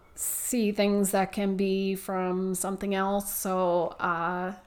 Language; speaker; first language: English; native; English